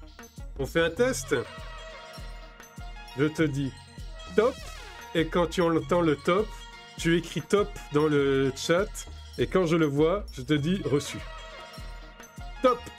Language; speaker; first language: French; native; French